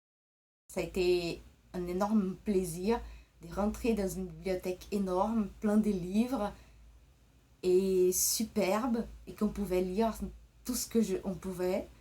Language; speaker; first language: French; early bilingual, other home language; Portuguese